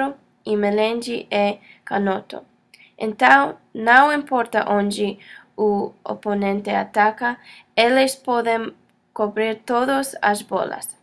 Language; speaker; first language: Portuguese; non-native, learner; English